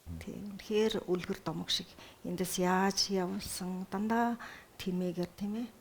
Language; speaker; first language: Mongolian; early bilingual, heritage; Mongolian